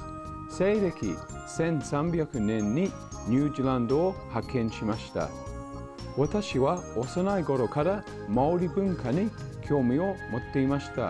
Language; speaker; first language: Japanese; non-native, fluent; English